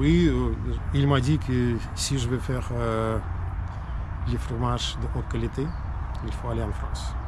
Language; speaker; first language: French; non-native, learner; Russian